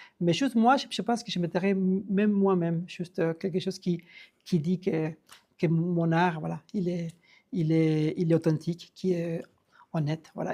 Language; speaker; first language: French; non-native, fluent; Spanish